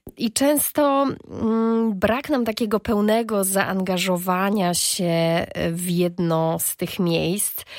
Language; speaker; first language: Polish; native; Polish